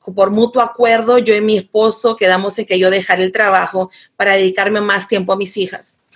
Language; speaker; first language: Spanish; native; Spanish